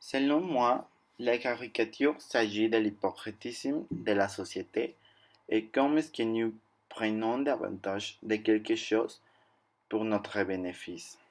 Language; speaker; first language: French; non-native, learner; Spanish